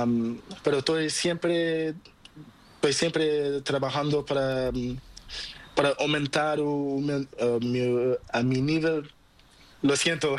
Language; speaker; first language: Spanish; non-native, learner; Portuguese